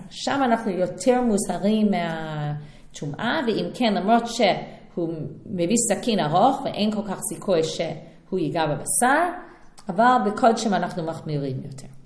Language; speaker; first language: Hebrew; non-native, fluent; English